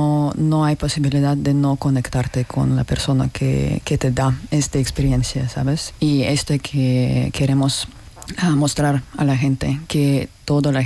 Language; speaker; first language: Spanish; non-native, learner; Russian